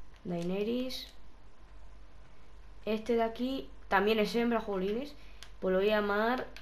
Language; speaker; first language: Spanish; native; Spanish